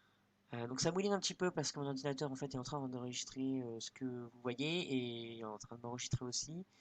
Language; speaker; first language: French; native; French